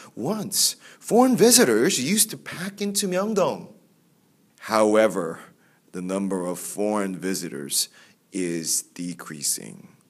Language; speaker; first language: English; non-native, fluent; Korean